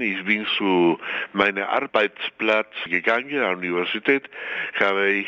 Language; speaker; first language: German; non-native, fluent; Spanish